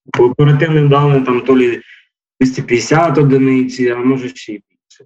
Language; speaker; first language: Ukrainian; native; Ukrainian